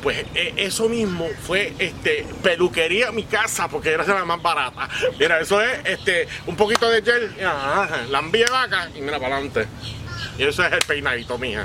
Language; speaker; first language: Spanish; native; Spanish